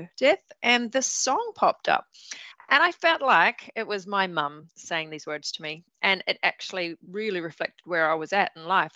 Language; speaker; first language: English; native; English